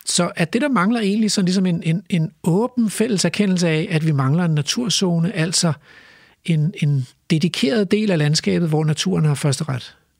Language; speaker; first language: Danish; native; Danish